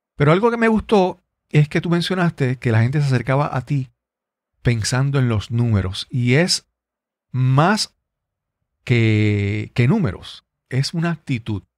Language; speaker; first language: Spanish; native; Spanish